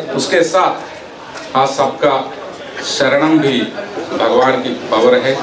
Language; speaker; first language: Hindi; non-native, local second language; Telugu